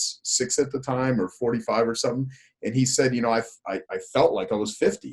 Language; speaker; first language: English; native; English